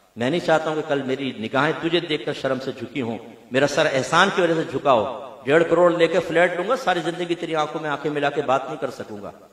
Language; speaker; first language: Urdu; native; Urdu